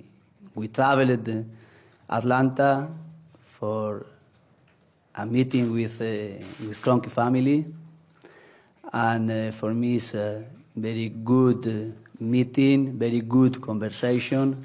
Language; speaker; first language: English; non-native, learner; Spanish